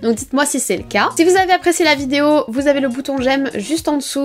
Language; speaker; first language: French; native; French